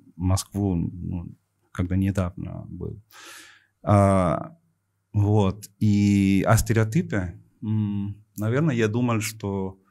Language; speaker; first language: Russian; non-native, fluent; Spanish